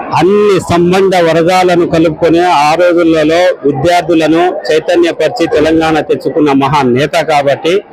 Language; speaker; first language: Telugu; non-native, local second language; Lambadi